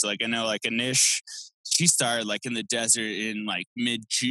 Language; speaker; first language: English; native; English